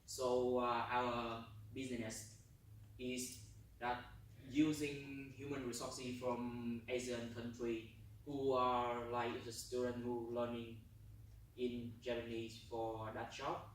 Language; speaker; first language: English; non-native, learner; Vietnamese